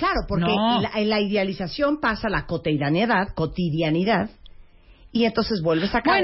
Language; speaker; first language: Spanish; native; Spanish